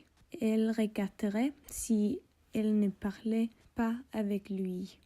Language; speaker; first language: French; non-native, learner; English